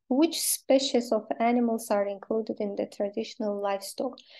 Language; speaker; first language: English; non-native, fluent; Azerbaijani